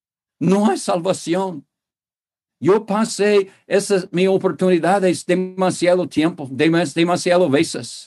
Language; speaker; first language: Spanish; non-native, fluent; English